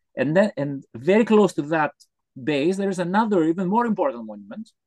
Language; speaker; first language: English; non-native, fluent; Greek